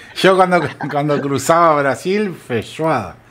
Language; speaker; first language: Spanish; native; Spanish